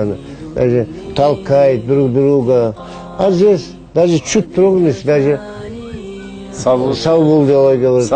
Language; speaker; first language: Russian; non-native, local second language; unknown